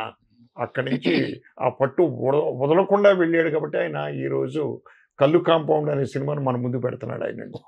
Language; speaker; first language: Telugu; native; Telugu